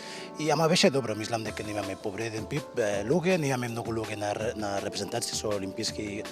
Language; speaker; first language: Macedonian; non-native, learner; Spanish